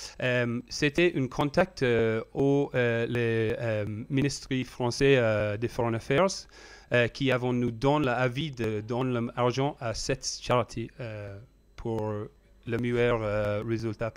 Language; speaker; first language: French; non-native, learner; English